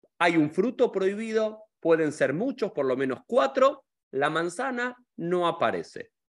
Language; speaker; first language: Spanish; native; Spanish